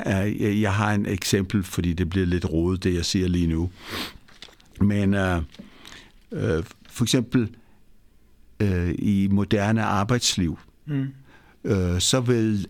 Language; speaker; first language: Danish; early bilingual, other home language; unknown